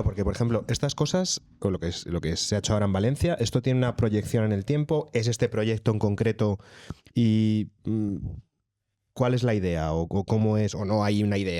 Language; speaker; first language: Spanish; native; Spanish